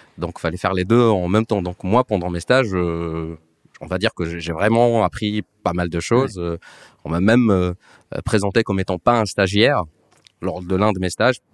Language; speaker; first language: French; non-native, local second language; Arabic